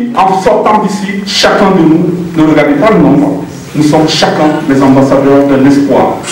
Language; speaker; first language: French; non-native, local second language; Lingala